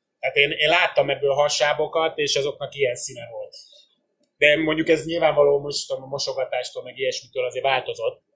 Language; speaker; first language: Hungarian; native; Hungarian